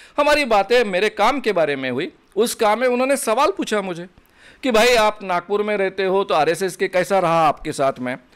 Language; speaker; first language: Hindi; non-native, local second language; Marathi